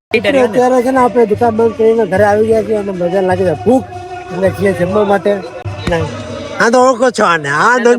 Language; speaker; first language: Gujarati; native; Gujarati